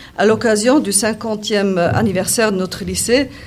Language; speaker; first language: French; non-native, local second language; Luxembourgish